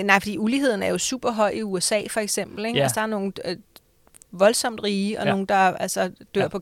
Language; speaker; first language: Danish; native; Danish